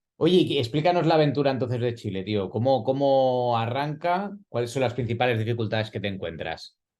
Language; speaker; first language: Spanish; native; Spanish